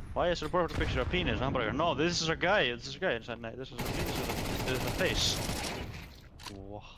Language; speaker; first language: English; non-native, fluent; Icelandic